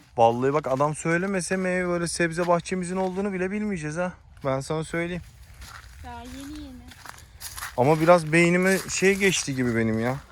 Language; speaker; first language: Turkish; early bilingual, heritage; Turkish